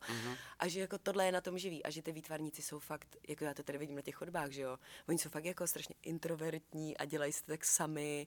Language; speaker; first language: Czech; native; Czech